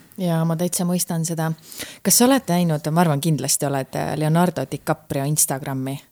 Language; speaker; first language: Estonian; native; Estonian